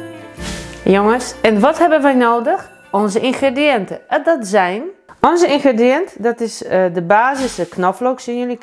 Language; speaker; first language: Dutch; non-native, fluent; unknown